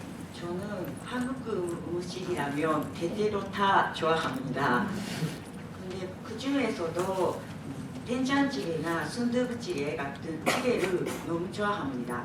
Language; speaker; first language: Korean; non-native, fluent; Japanese